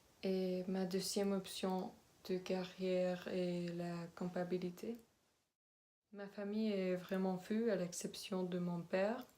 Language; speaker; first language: French; non-native, learner; Spanish